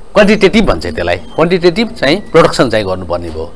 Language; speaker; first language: Nepali; native; Nepali